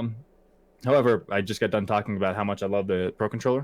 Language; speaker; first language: English; native; English